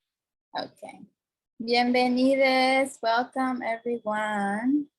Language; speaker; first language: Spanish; early bilingual, heritage; Spanish